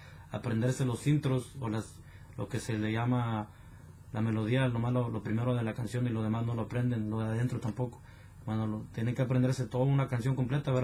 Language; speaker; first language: Spanish; native; Spanish